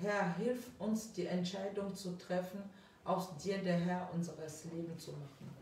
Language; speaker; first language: German; non-native, fluent; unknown